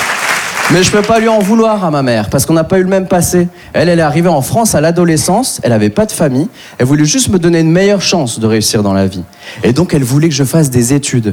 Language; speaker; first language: French; native; French